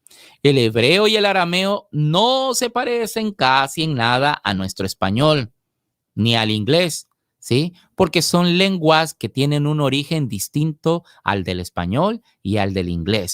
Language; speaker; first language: Spanish; native; Spanish